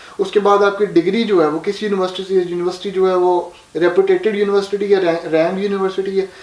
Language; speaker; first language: Urdu; non-native, local second language; Punjabi